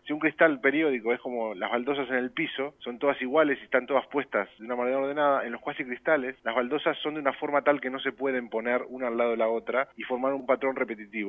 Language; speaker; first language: Spanish; native; Spanish